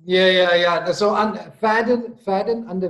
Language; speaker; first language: German; non-native, fluent; Afrikaans